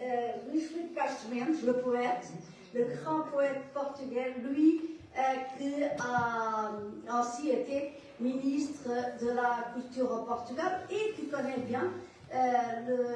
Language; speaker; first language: French; non-native, fluent; Portuguese